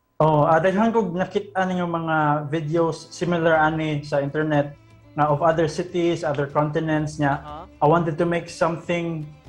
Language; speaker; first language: Cebuano; native; Cebuano